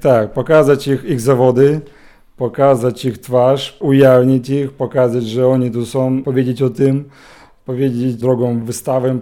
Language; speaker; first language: Polish; non-native, learner; Ukrainian